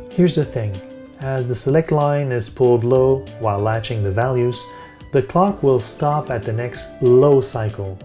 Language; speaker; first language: English; native; English